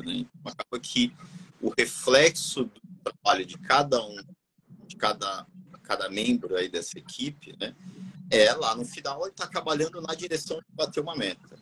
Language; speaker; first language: Portuguese; native; Portuguese